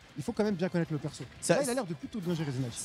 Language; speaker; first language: French; native; French